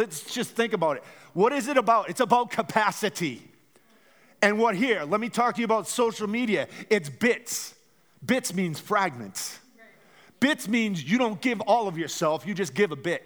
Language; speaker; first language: English; native; English